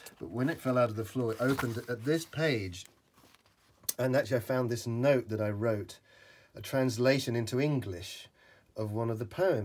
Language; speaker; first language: English; native; English